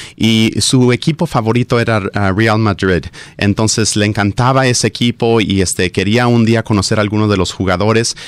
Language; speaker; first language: Spanish; early bilingual, heritage; Spanish